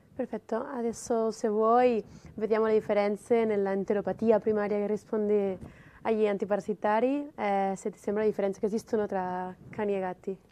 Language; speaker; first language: Italian; non-native, fluent; Spanish